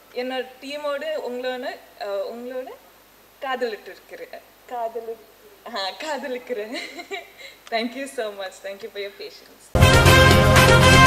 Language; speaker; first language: Tamil; non-native, learner; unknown